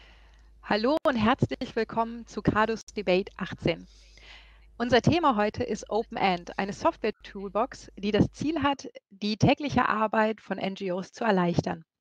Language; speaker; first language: German; native; German